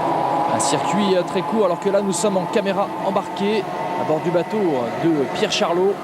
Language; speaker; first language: French; native; French